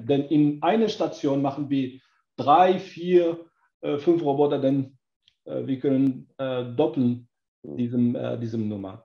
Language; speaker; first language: German; non-native, learner; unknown